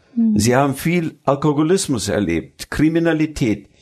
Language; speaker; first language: German; early bilingual, other home language; Russian